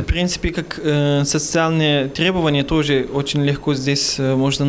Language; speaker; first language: Russian; non-native, fluent; Turkish